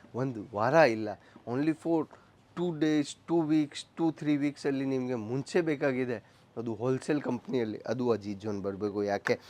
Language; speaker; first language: Kannada; non-native, local second language; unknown